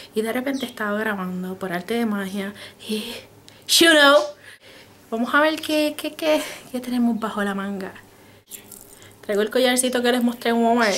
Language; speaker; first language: Spanish; native; Spanish